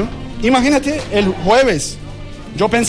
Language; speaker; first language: Spanish; non-native, learner; Turkish